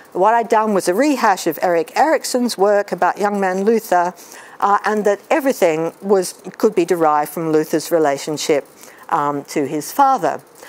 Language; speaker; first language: English; native; English